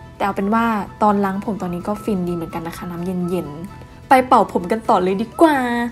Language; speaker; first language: Thai; native; Thai